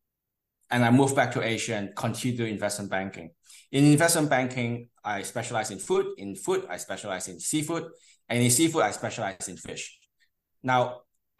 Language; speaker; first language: English; non-native, local second language; Cantonese